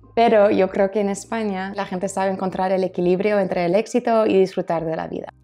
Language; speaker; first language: Spanish; non-native, fluent; English